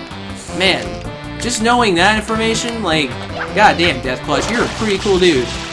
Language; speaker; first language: English; native; English